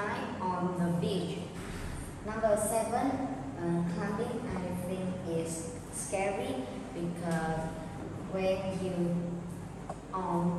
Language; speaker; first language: English; non-native, learner; Vietnamese